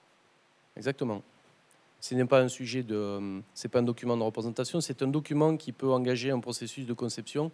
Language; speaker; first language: French; native; French